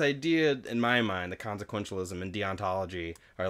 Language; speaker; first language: English; native; English